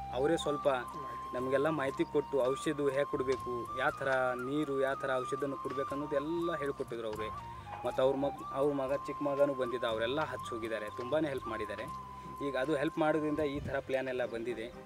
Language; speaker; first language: Kannada; non-native, local second language; Lambadi